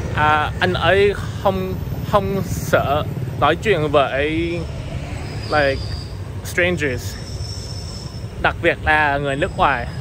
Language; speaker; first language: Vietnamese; non-native, learner; English